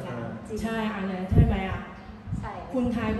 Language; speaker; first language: Thai; non-native, learner; Cantonese